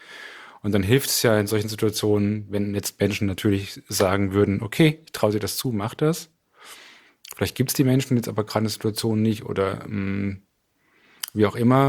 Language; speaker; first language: German; native; German